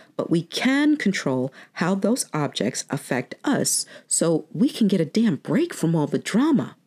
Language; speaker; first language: English; native; English